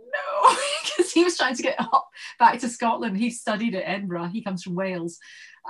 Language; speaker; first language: English; native; English